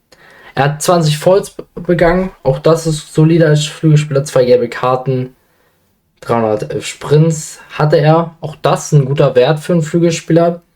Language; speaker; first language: German; native; German